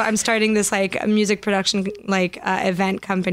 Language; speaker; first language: English; non-native, fluent; French